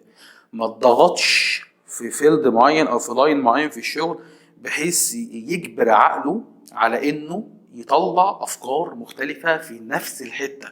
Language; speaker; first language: Arabic; native; Arabic